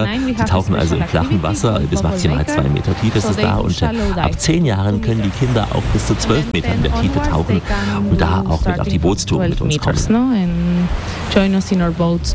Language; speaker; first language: German; native; German